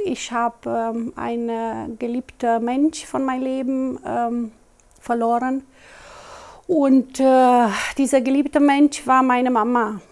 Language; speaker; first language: German; non-native, local second language; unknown